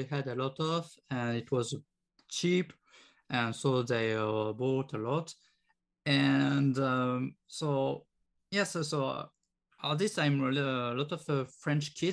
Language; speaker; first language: English; non-native, learner; French